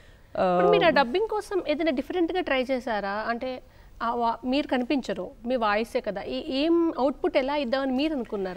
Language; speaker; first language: Telugu; native; Telugu